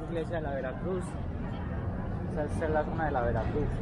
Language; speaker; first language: Spanish; native; Spanish